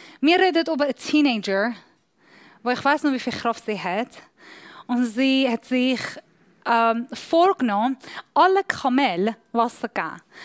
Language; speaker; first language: German; non-native, fluent; Persian